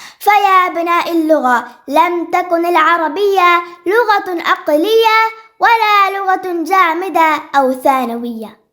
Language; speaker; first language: Arabic; non-native, learner; Malayalam